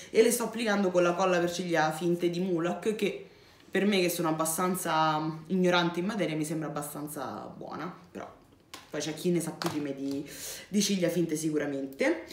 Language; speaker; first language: Italian; native; Italian